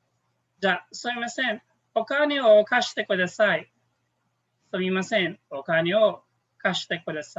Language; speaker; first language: Japanese; non-native, fluent; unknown